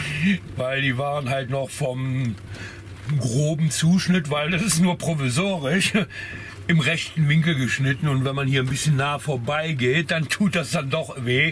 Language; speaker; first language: German; native; German